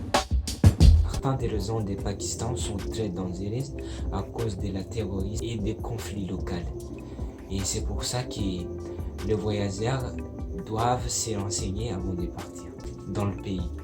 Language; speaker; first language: French; non-native, local second language; Malagasy